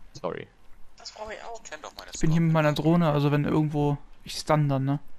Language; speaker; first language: German; native; German